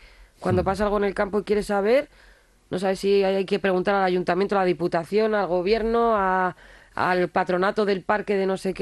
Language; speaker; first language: Spanish; native; Spanish